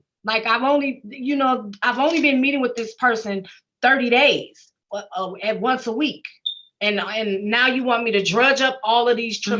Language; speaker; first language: English; native; English